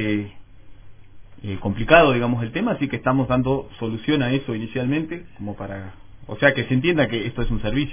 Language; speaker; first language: Spanish; native; Spanish